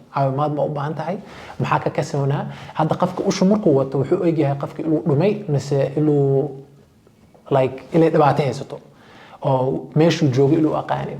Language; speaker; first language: Somali; early bilingual, heritage; Somali